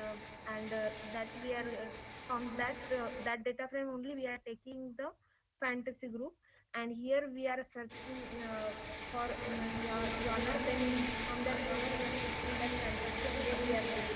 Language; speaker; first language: English; non-native, learner; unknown